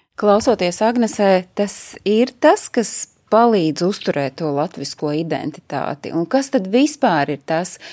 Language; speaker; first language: Latvian; native; Latvian